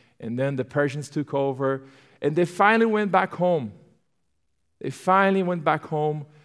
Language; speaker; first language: English; non-native, fluent; Portuguese